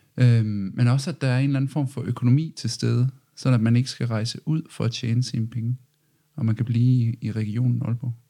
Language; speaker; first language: Danish; native; Danish